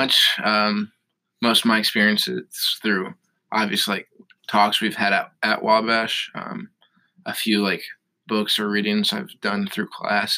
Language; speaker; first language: English; native; English